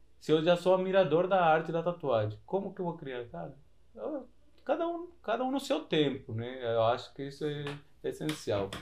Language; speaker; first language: Portuguese; non-native, fluent; Spanish